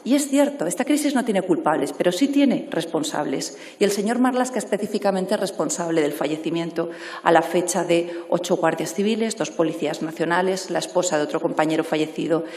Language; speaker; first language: Spanish; native; Spanish